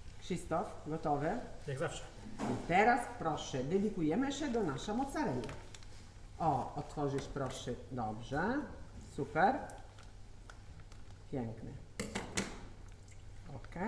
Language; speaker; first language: Polish; non-native, learner; Italian